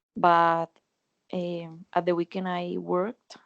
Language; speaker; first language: English; non-native, learner; Spanish